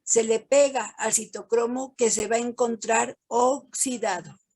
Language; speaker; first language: Spanish; native; Spanish